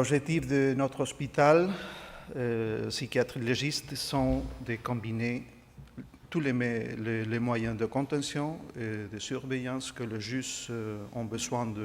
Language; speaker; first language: French; non-native, fluent; Spanish